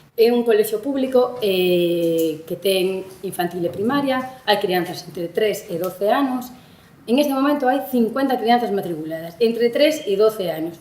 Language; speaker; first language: Galician; non-native, local second language; Spanish